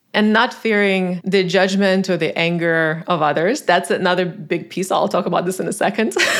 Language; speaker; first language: English; non-native, fluent; Tajik